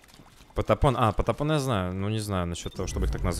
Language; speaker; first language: Russian; native; Russian